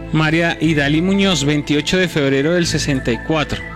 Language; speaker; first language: Spanish; native; Spanish